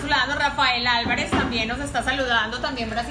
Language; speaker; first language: Spanish; native; Spanish